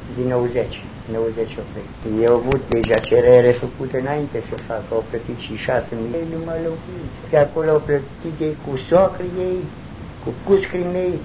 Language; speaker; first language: Romanian; non-native, local second language; German